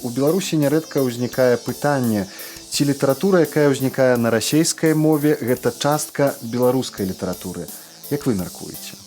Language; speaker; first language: Belarusian; native; Belarusian